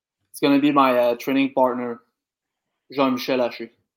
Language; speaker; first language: English; non-native, learner; French